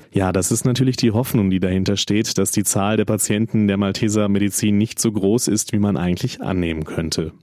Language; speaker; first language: German; native; German